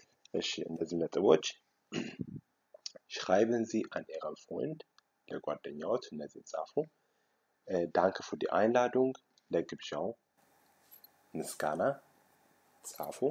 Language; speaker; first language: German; non-native, local second language; Amharic